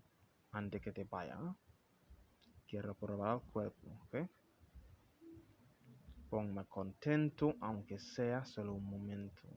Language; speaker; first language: Spanish; non-native, fluent; English